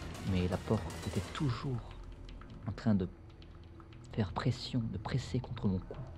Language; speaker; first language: French; native; French